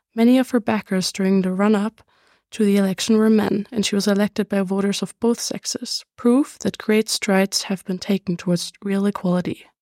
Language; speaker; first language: English; non-native, fluent; German